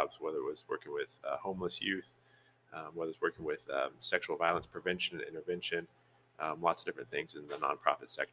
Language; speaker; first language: English; native; English